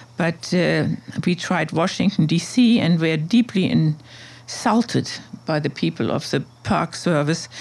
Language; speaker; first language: English; non-native, fluent; German